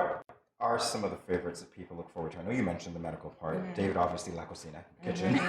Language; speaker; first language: English; native; English